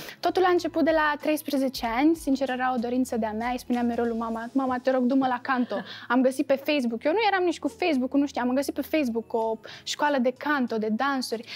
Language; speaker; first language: Romanian; native; Romanian